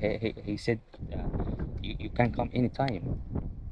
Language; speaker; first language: English; non-native, learner; Arabic